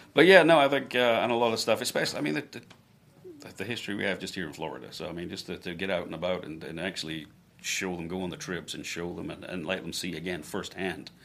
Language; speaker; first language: English; native; English